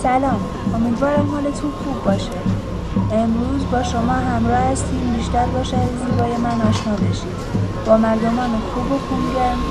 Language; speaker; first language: Persian; non-native, local second language; Kurdish